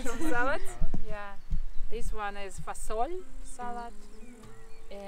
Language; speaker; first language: English; non-native, fluent; Russian